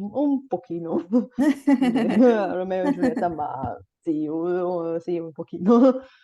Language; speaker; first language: Italian; non-native, fluent; Bulgarian